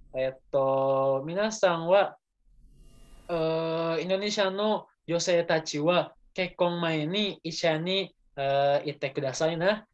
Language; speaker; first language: Japanese; non-native, learner; Indonesian